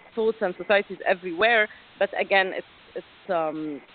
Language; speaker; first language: English; non-native, fluent; Arabic